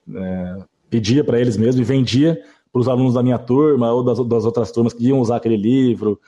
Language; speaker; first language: Portuguese; native; Portuguese